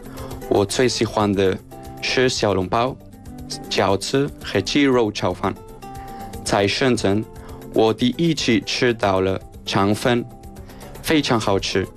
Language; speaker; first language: Chinese; non-native, fluent; Spanish